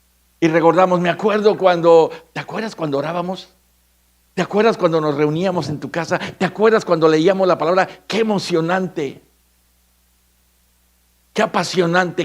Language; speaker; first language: Spanish; native; Spanish